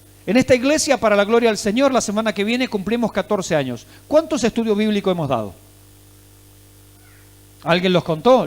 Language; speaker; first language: Spanish; native; Spanish